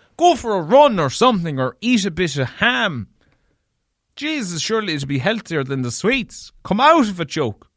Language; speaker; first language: English; native; English